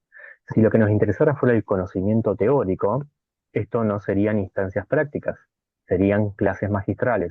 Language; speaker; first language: Spanish; native; Spanish